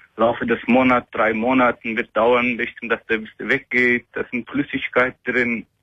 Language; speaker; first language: German; non-native, learner; Turkish